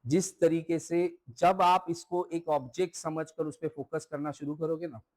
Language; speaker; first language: Hindi; non-native, local second language; Marathi